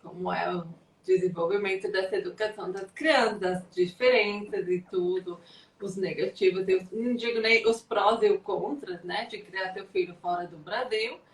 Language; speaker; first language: Portuguese; native; Portuguese